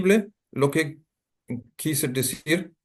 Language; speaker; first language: Spanish; non-native, fluent; German